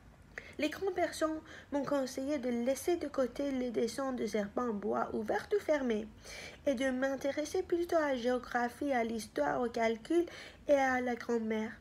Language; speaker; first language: French; non-native, fluent; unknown